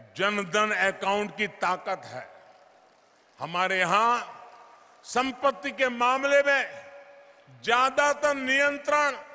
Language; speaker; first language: Hindi; non-native, local second language; Gujarati